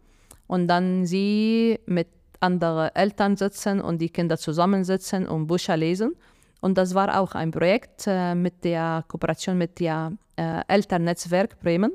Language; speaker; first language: German; non-native, fluent; Arabic